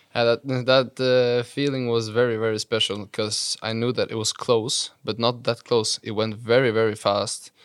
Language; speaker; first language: English; non-native, fluent; Norwegian